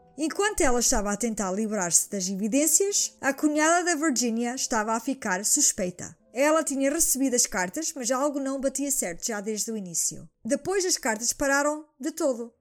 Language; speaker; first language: Portuguese; early bilingual, heritage; Portuguese